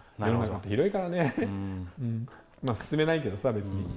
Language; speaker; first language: Japanese; native; Japanese